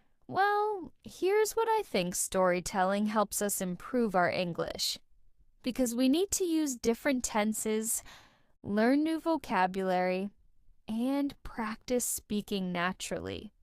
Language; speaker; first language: English; non-native, fluent; Spanish